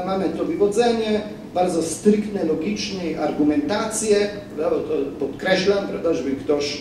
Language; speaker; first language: Polish; non-native, fluent; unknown